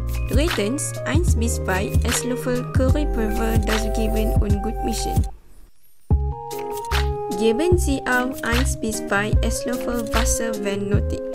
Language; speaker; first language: German; non-native, learner; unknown